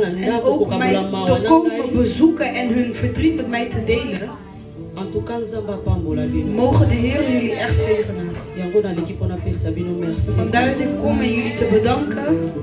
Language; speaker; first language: Dutch; non-native, learner; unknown